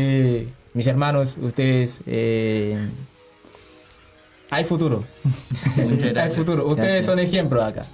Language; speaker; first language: Spanish; non-native, learner; Haitian Creole